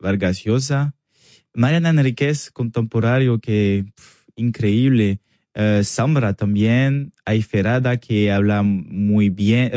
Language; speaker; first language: Spanish; non-native, learner; French